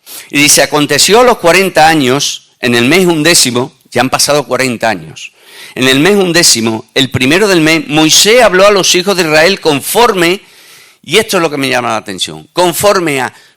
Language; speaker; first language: Spanish; native; Spanish